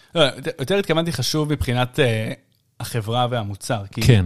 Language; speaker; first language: Hebrew; native; Hebrew